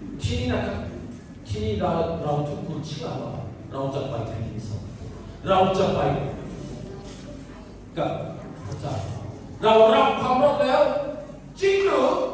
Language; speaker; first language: Thai; non-native, local second language; Lahu